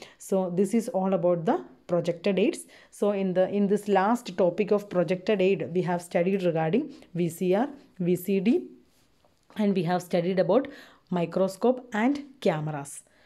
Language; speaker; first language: English; non-native, local second language; Malayalam